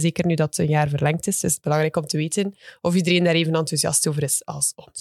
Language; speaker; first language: Dutch; native; Dutch